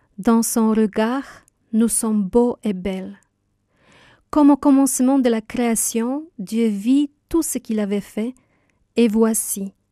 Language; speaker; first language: French; non-native, fluent; Polish